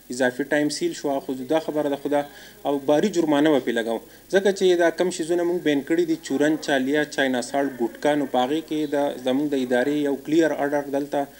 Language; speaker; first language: Pashto; native; Pashto